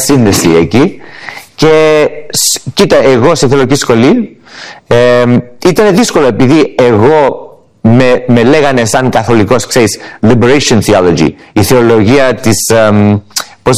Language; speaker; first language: Greek; early bilingual, heritage; Greek